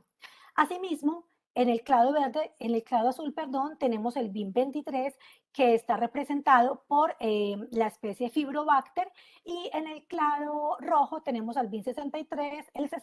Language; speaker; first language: Spanish; native; Spanish